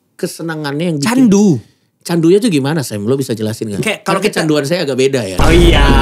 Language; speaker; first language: Indonesian; native; Indonesian